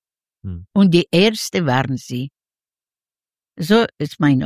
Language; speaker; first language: German; non-native, fluent; Yiddish